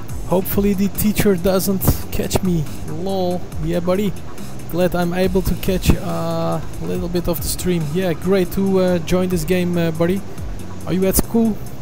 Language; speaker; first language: English; non-native, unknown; Turkish